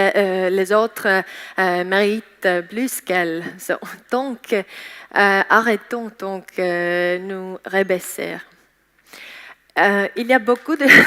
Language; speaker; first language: French; non-native, learner; Estonian